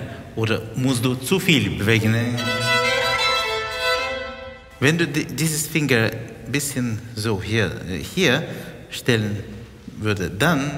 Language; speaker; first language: German; non-native, fluent; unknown